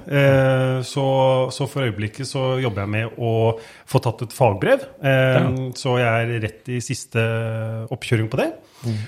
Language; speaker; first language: Norwegian; native; Norwegian